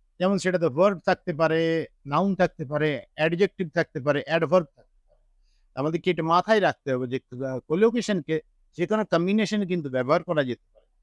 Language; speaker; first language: Bangla; native; Bangla